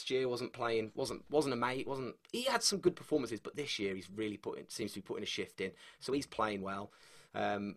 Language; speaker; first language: English; native; English